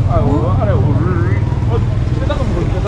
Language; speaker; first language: Korean; native; Korean